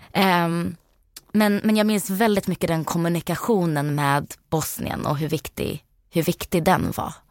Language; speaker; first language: Swedish; early bilingual, other home language; Bosnian